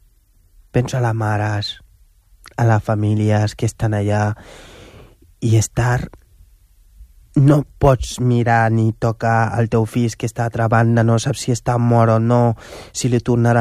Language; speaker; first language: Catalan; non-native, fluent; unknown